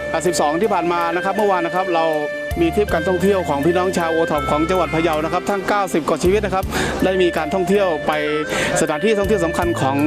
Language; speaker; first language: Thai; native; Thai